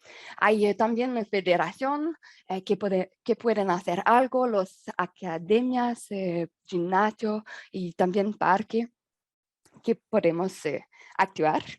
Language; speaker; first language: Spanish; non-native, learner; French